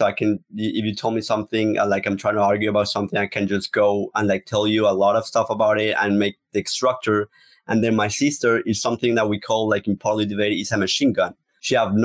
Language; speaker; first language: English; non-native, fluent; Spanish